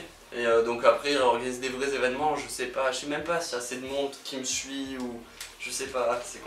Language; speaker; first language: French; native; French